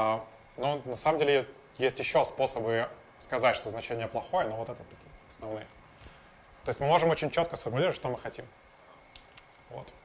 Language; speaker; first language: Russian; native; Russian